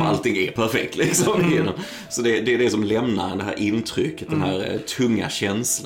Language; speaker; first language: Swedish; native; Swedish